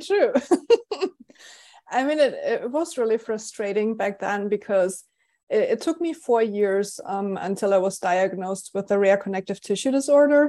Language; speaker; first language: English; non-native, fluent; German